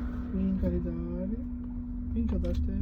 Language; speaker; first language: Japanese; non-native, learner; Mongolian